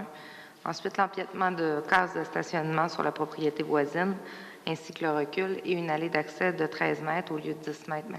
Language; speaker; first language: French; native; French